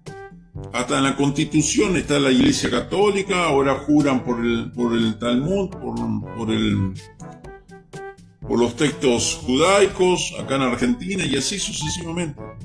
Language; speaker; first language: Spanish; native; Spanish